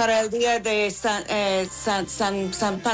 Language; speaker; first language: Spanish; non-native, fluent; English